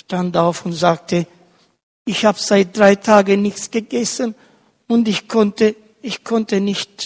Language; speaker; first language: German; non-native, fluent; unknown